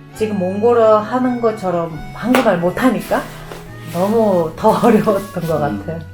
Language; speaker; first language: Korean; non-native, fluent; Mongolian